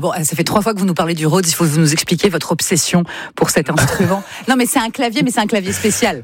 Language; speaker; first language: French; native; French